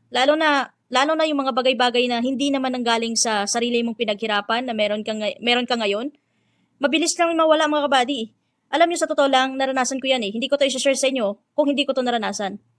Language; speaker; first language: Filipino; non-native, local second language; Hiligaynon